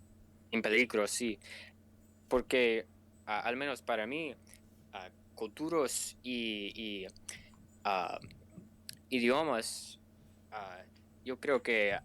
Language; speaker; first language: Spanish; non-native, learner; English